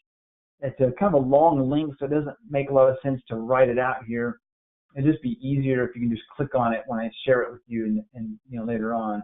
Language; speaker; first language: English; native; English